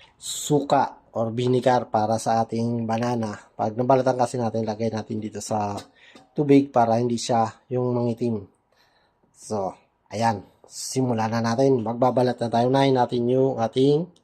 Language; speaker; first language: Filipino; non-native, local second language; Bikol